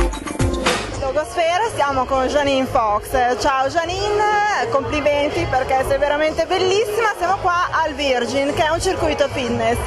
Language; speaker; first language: Italian; native; Italian